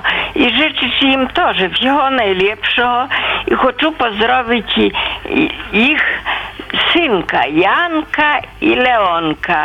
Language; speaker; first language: Polish; non-native, local second language; Belarusian